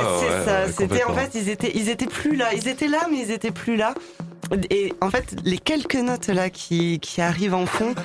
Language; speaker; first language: French; native; French